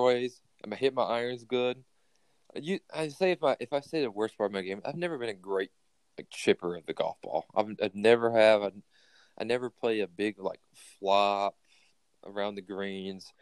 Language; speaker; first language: English; native; English